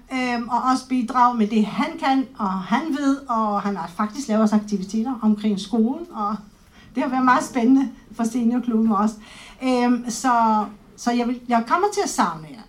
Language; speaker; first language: Danish; non-native, fluent; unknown